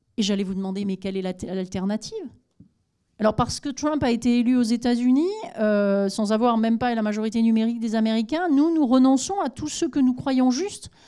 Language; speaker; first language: French; native; French